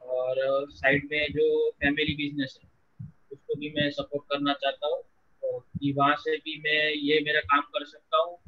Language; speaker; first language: Hindi; non-native, local second language; Gujarati